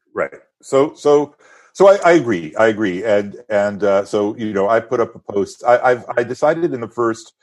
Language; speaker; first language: English; non-native, fluent; French